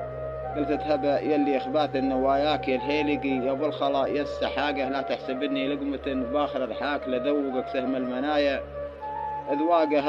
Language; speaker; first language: Arabic; native; Arabic